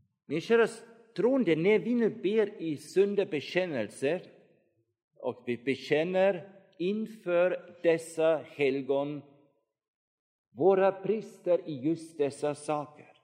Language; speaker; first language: Swedish; non-native, fluent; German